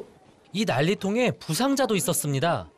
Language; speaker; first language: Korean; native; Korean